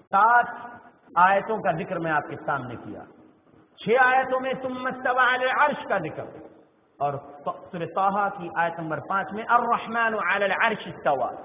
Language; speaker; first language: Urdu; native; Urdu